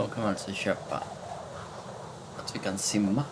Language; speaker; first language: Swedish; native; Swedish